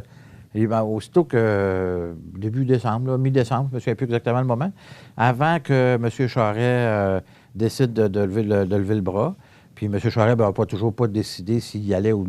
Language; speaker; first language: French; native; French